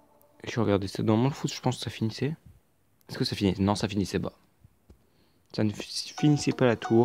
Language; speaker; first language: French; native; French